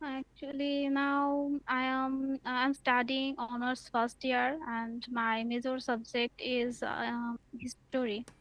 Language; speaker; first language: English; non-native, learner; Bangla